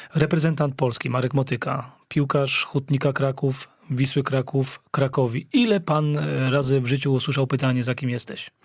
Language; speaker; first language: Polish; native; Polish